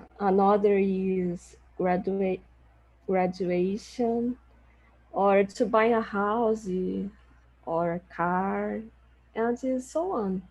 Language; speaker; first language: English; non-native, learner; Portuguese